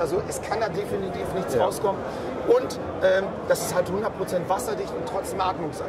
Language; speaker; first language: German; native; German